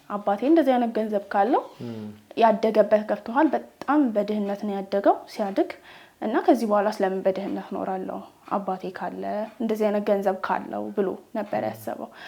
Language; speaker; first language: Amharic; native; Amharic